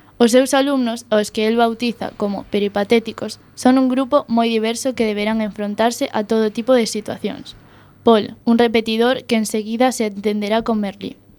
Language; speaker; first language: Galician; non-native, local second language; Spanish